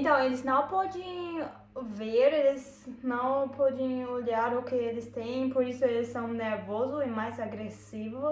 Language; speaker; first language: Portuguese; non-native, learner; German